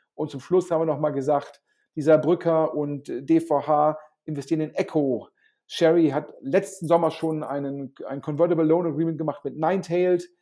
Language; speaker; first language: German; native; German